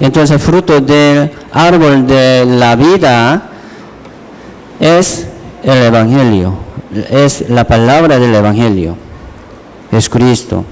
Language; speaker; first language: Spanish; non-native, learner; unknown